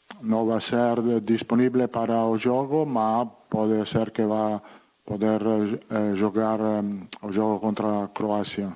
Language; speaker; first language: Portuguese; non-native, learner; Italian